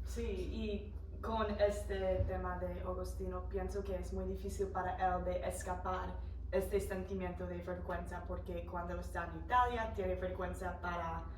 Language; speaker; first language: Spanish; non-native, fluent; English